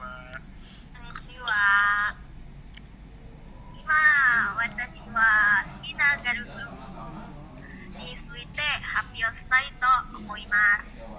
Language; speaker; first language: Japanese; non-native, learner; Indonesian